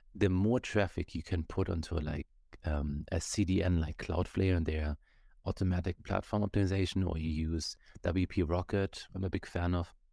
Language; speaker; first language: English; non-native, fluent; German